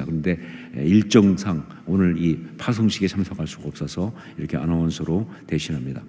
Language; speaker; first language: Korean; native; Korean